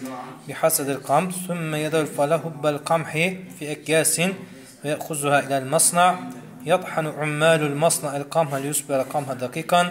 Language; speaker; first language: Arabic; non-native, fluent; Turkish